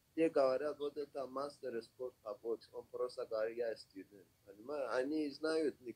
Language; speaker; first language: Russian; non-native, learner; Persian